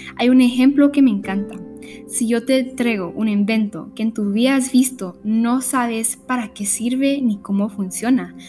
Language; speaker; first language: Spanish; early bilingual, heritage; Spanish